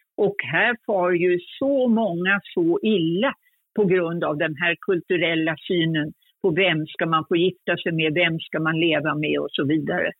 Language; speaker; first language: Swedish; native; Swedish